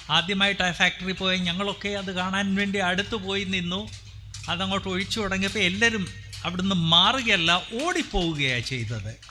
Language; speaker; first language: Malayalam; non-native, local second language; Hindi